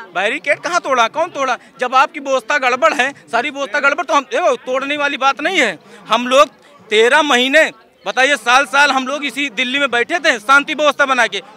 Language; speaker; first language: Hindi; native; Hindi